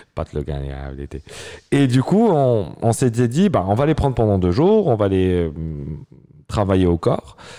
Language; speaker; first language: French; non-native, local second language; Arabic